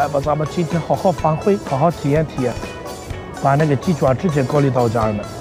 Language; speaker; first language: Chinese; non-native, fluent; Arabic